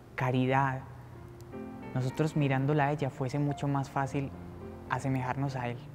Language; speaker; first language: Spanish; native; Spanish